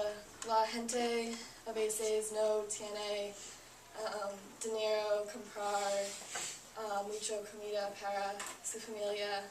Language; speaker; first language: Spanish; non-native, learner; English